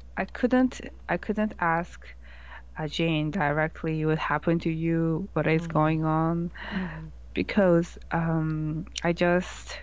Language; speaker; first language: English; non-native, learner; Korean